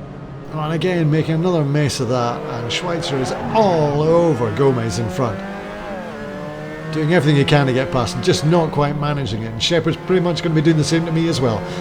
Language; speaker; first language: English; native; English